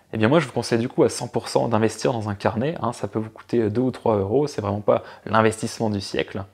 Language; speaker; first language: French; native; French